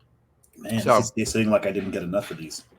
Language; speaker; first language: English; native; English